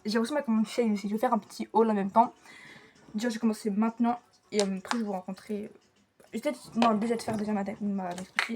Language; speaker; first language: French; native; French